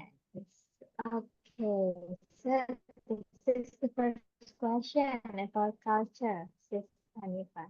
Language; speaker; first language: English; non-native, fluent; Indonesian